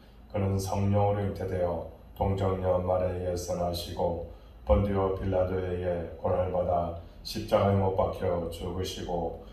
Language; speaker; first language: Korean; native; Korean